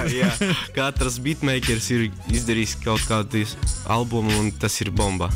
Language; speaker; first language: Latvian; non-native, local second language; Russian